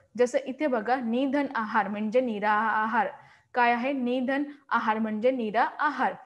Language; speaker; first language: Marathi; non-native, local second language; Hindi